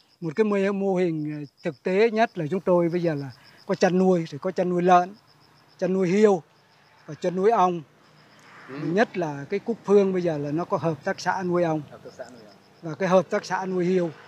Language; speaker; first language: Vietnamese; native; Vietnamese